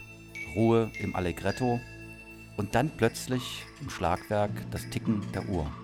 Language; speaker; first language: German; native; German